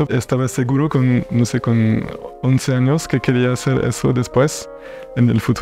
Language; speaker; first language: Spanish; non-native, fluent; French